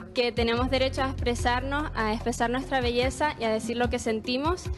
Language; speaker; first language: Spanish; native; Spanish